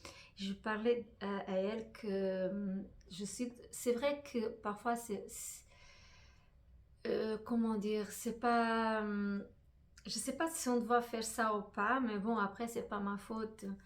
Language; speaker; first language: French; non-native, fluent; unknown